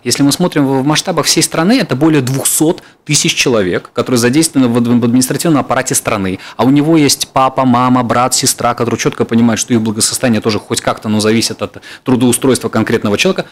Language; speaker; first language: Russian; native; Russian